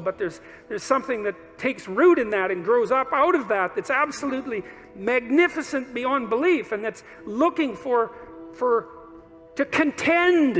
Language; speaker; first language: English; native; English